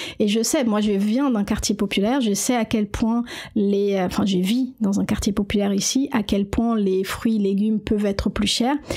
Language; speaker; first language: French; non-native, fluent; Portuguese